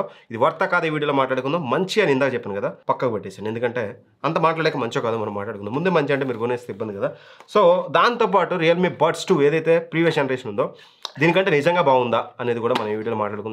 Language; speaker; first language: Telugu; native; Telugu